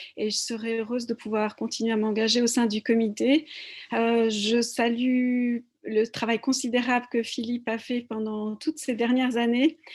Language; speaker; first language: French; native; French